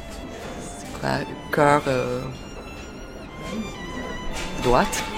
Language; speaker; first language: French; non-native, fluent; English